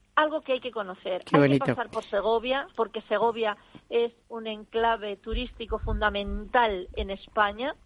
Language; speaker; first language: Spanish; native; Spanish